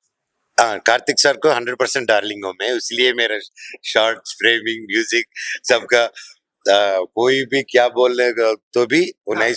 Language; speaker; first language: Hindi; non-native, local second language; Telugu